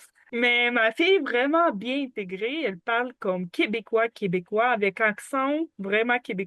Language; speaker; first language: French; non-native, learner; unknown